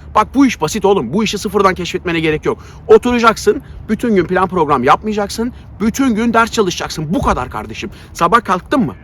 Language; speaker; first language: Turkish; native; Turkish